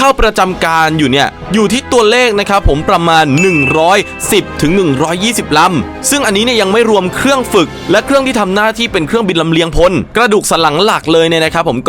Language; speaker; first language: Thai; native; Thai